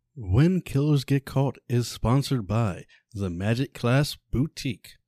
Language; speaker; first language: English; native; English